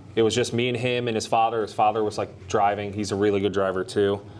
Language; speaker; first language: English; native; English